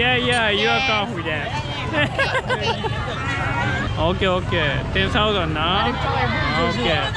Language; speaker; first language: English; non-native, learner; Japanese